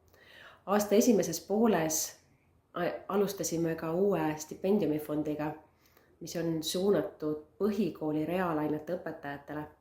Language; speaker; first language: Estonian; native; Estonian